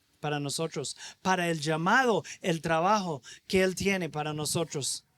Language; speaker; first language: Spanish; non-native, fluent; English